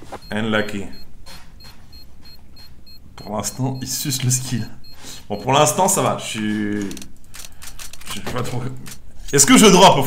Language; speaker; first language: French; native; French